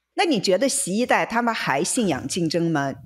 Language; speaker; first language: Chinese; native; Chinese